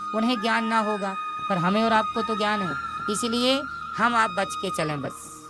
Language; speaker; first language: Hindi; native; Hindi